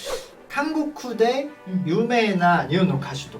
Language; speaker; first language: Japanese; non-native, fluent; Korean